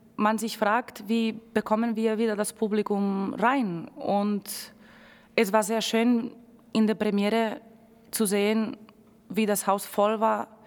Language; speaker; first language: German; non-native, fluent; Spanish